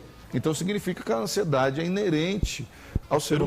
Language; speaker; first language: Portuguese; native; Portuguese